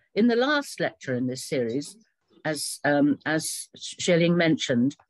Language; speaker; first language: English; native; English